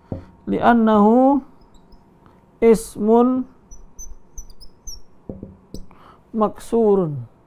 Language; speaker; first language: Arabic; non-native, fluent; Indonesian